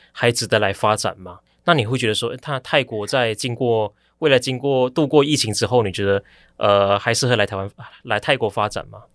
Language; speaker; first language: Chinese; native; Chinese